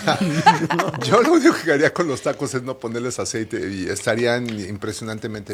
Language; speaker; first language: Spanish; native; Spanish